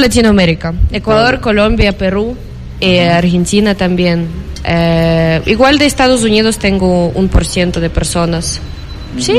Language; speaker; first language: Spanish; non-native, fluent; Ukrainian